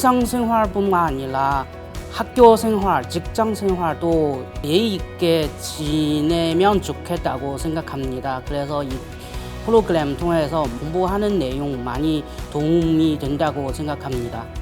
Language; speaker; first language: Korean; non-native, learner; Chinese